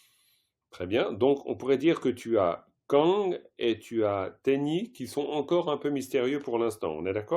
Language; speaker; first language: French; native; French